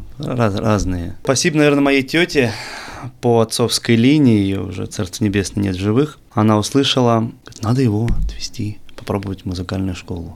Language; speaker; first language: Russian; native; Russian